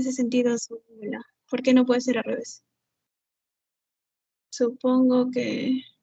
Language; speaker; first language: Spanish; native; Spanish